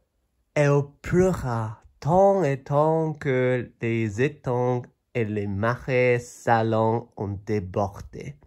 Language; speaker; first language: French; non-native, fluent; Chinese